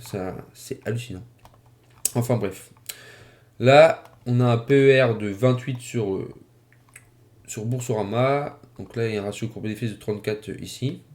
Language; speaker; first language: French; native; French